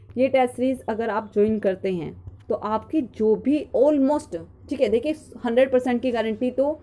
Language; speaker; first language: Hindi; native; Hindi